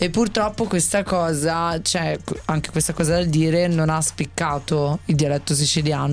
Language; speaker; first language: Italian; native; Italian